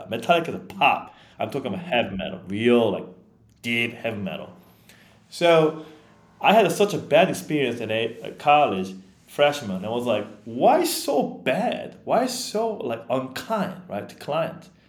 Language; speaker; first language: English; non-native, fluent; Korean